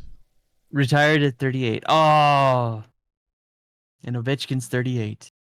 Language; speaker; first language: English; native; English